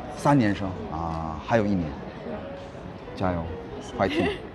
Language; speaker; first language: Chinese; non-native, fluent; Korean